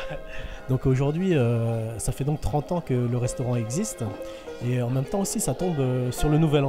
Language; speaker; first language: French; native; French